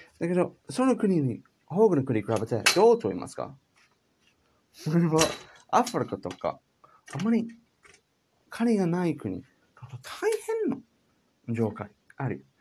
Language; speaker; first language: Japanese; non-native, learner; English